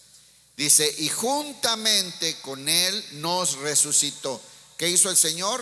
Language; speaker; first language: Spanish; native; Spanish